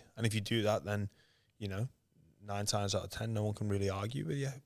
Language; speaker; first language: English; native; English